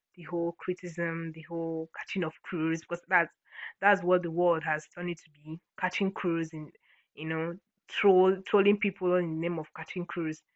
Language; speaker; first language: English; non-native, local second language; Ibibio